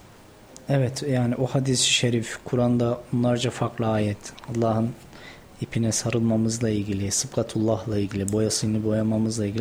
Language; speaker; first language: Turkish; native; Turkish